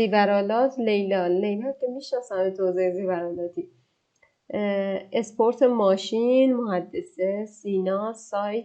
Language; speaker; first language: Persian; native; Persian